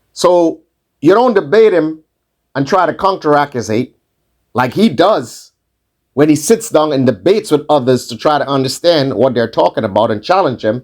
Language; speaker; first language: English; native; English